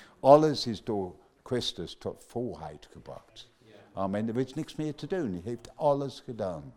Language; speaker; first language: Dutch; non-native, fluent; English